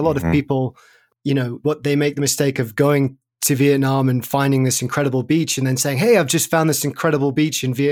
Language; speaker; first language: English; native; English